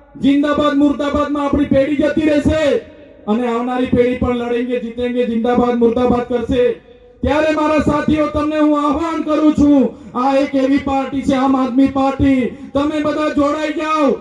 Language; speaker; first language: Gujarati; non-native, local second language; Vasavi